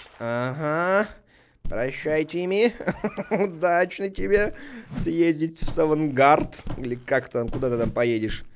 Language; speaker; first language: Russian; native; Russian